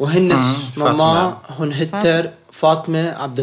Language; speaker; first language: Swedish; non-native, local second language; Arabic